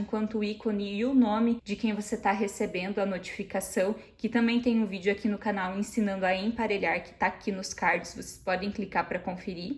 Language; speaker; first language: Portuguese; native; Portuguese